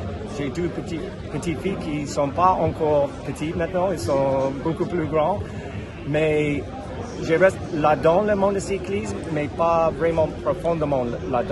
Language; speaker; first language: French; non-native, fluent; English